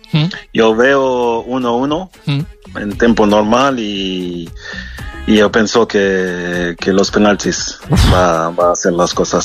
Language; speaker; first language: Spanish; non-native, learner; French